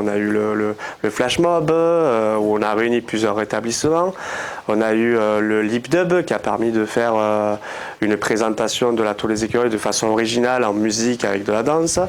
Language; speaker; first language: French; native; French